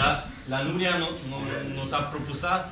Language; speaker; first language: Catalan; non-native, learner; Spanish